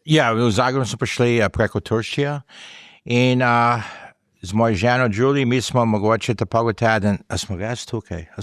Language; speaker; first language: Slovenian; early bilingual, heritage; English